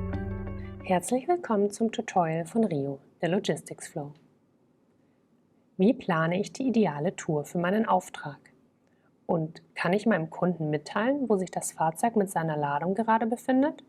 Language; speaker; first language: German; native; German